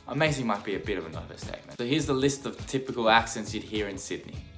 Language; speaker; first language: English; native; English